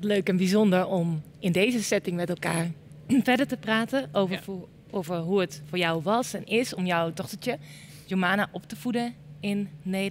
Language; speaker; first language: Dutch; native; Dutch